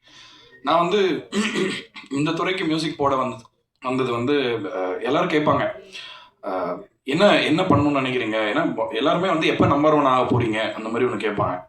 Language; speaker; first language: Tamil; native; Tamil